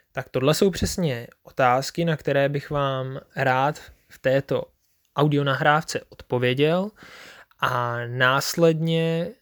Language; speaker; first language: Czech; native; Czech